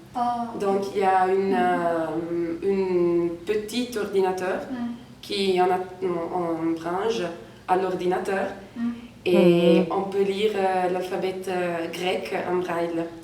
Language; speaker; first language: French; non-native, fluent; Italian